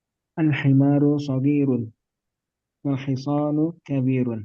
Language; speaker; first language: Arabic; non-native, learner; Indonesian